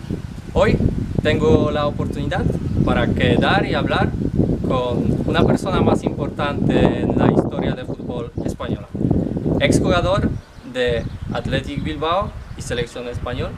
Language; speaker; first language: Spanish; non-native, learner; Polish